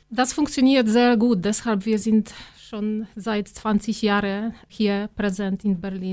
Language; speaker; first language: German; non-native, fluent; Polish